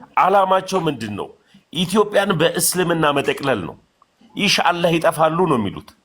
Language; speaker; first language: Amharic; non-native, local second language; Oromo